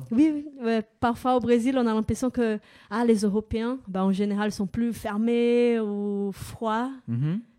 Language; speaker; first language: French; non-native, fluent; Portuguese